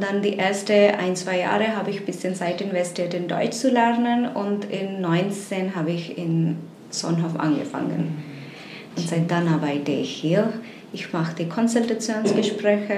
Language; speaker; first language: German; non-native, fluent; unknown